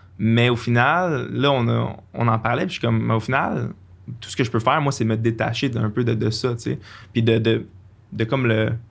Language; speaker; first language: French; native; French